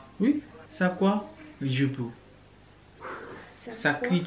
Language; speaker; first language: French; non-native, learner; Korean